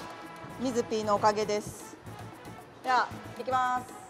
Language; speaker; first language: Japanese; native; Japanese